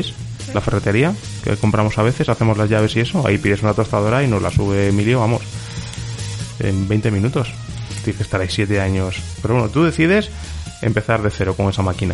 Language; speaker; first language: Spanish; native; Spanish